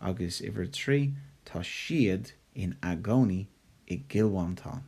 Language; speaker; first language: Irish; non-native, local second language; English